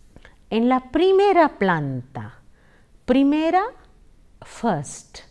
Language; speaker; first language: Spanish; non-native, fluent; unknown